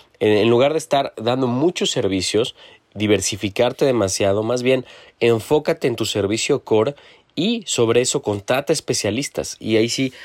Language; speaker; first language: Spanish; native; Spanish